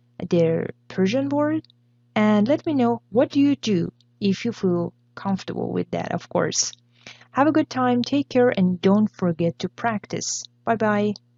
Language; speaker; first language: English; non-native, fluent; Persian